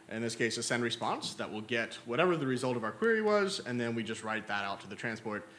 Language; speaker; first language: English; native; English